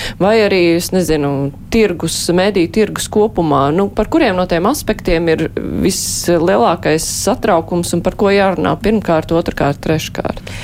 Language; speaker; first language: Latvian; native; Latvian